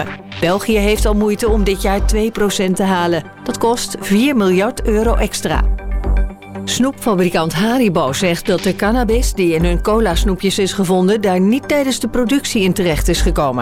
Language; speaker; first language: Dutch; native; Dutch